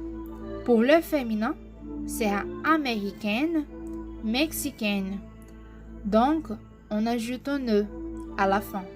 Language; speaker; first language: French; non-native, fluent; Portuguese